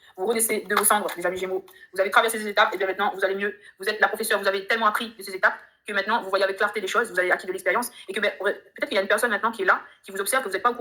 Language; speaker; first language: French; native; French